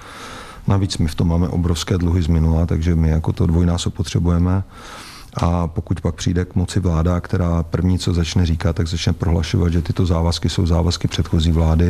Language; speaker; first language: Czech; native; Czech